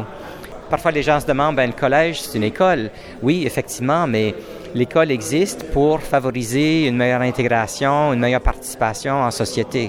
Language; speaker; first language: French; native; French